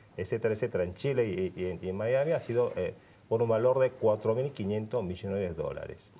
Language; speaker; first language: Spanish; non-native, fluent; Korean